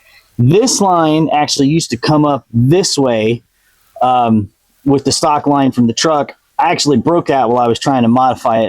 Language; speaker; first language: English; native; English